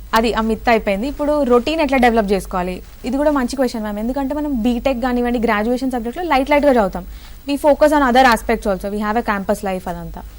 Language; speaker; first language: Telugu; native; Telugu